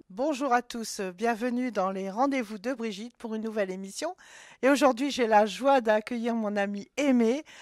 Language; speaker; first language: French; native; French